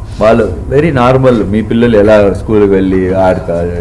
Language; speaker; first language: Telugu; non-native, local second language; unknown